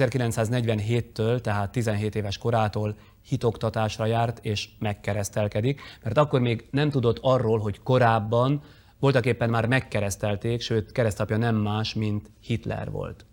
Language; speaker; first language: Hungarian; native; Hungarian